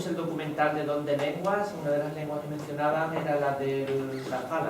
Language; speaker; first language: Spanish; native; Spanish